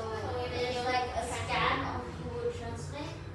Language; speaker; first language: English; non-native, learner; Vietnamese